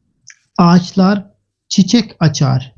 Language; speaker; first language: Turkish; non-native, fluent; Urdu